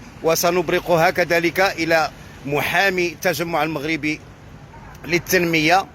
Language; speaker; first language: Arabic; native; Arabic